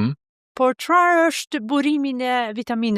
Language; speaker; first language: Albanian; non-native, fluent; Norwegian